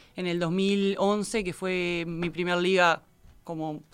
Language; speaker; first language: Spanish; native; Spanish